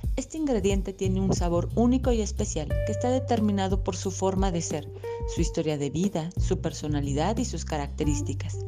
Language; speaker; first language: Spanish; native; Spanish